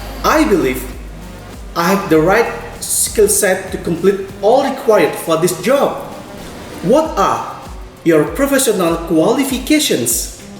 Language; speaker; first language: English; non-native, fluent; Indonesian